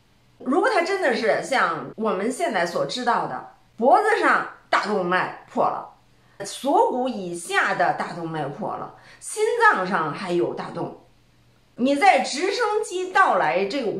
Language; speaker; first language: Chinese; native; Chinese